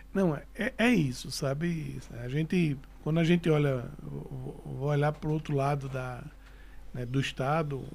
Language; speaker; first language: Portuguese; native; Portuguese